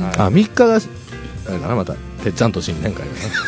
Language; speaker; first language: Japanese; native; Japanese